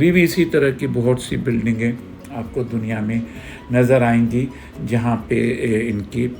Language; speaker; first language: Urdu; non-native, local second language; Sindhi